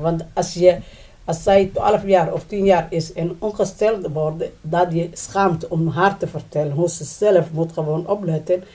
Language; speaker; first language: Dutch; non-native, learner; Somali